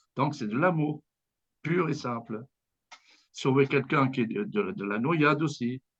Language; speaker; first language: French; native; French